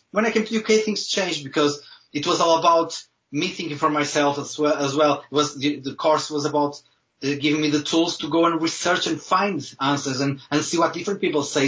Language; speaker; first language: English; non-native, fluent; Portuguese